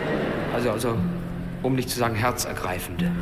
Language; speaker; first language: German; native; German